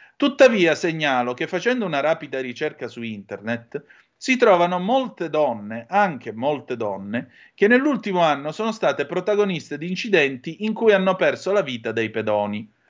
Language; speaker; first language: Italian; native; Italian